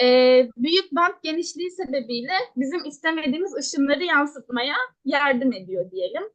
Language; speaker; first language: Turkish; native; Turkish